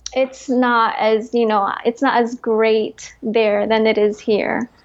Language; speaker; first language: English; early bilingual, other home language; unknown